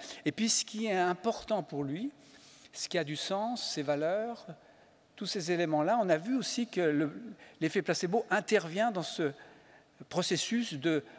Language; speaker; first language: French; native; French